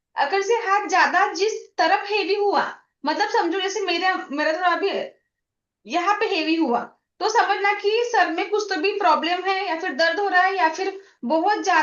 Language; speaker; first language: Hindi; non-native, local second language; Marathi